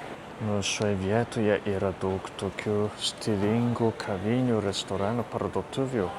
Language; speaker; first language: Lithuanian; non-native, fluent; Japanese